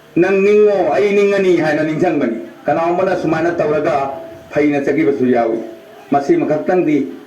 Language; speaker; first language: Manipuri; early bilingual, heritage; Manipuri